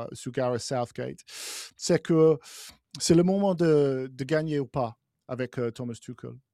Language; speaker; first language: French; non-native, fluent; English